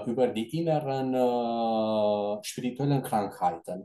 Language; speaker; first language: German; non-native, fluent; Romanian